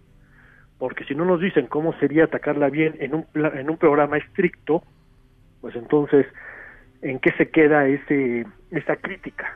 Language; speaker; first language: Spanish; native; Spanish